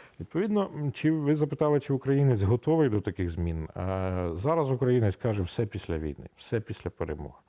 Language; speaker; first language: Ukrainian; native; Ukrainian